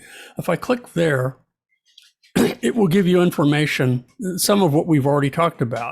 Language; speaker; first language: English; native; English